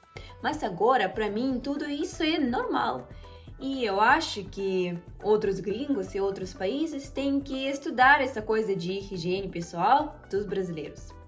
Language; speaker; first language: Portuguese; non-native, fluent; Russian